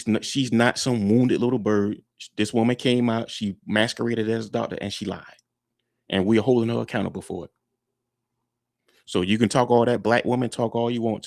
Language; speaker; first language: English; native; English